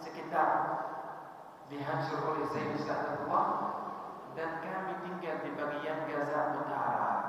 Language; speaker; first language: Indonesian; non-native, fluent; Arabic